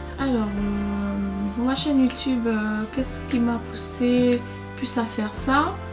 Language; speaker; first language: French; non-native, local second language; Haitian Creole